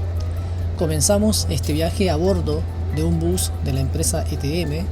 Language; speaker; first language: Spanish; native; Spanish